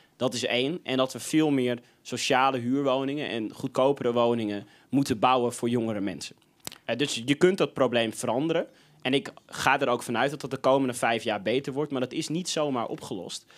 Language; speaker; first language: Dutch; native; Dutch